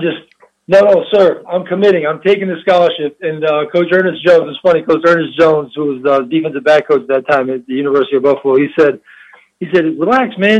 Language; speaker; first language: English; early bilingual, other home language; Albanian